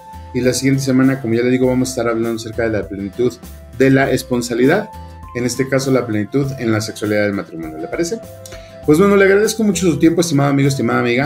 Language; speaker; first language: Spanish; native; Spanish